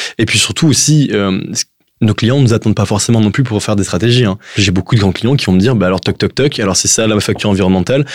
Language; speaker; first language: French; native; French